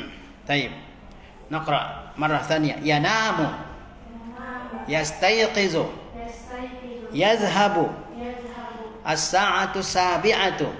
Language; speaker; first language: Arabic; non-native, fluent; Indonesian